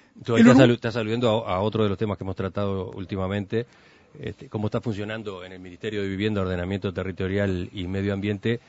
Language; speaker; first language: Spanish; native; Spanish